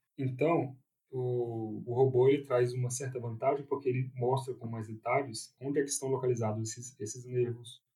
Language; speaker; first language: Portuguese; native; Portuguese